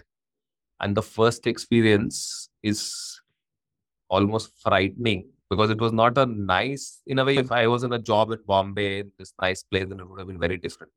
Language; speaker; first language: English; non-native, local second language; Hindi